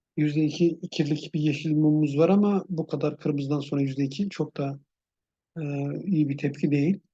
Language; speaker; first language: Turkish; native; Turkish